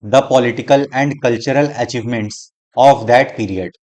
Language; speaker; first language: English; non-native, local second language; Hindi